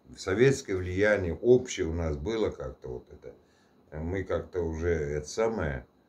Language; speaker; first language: Russian; non-native, local second language; Turkmen